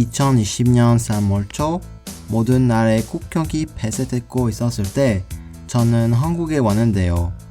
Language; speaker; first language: Korean; non-native, learner; French